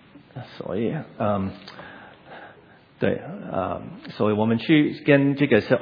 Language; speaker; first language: Chinese; non-native, learner; English